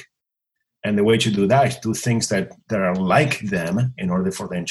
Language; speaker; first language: English; non-native, fluent; Spanish